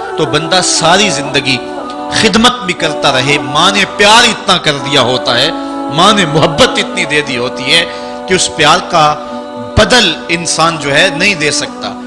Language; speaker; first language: Urdu; non-native, local second language; Punjabi